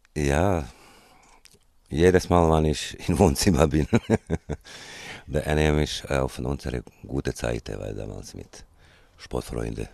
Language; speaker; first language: German; non-native, fluent; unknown